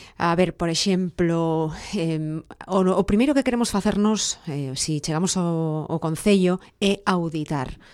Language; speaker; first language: Galician; non-native, local second language; Spanish